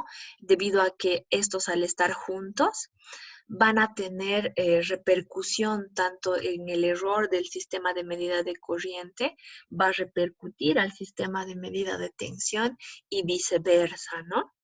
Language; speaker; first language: Spanish; native; Spanish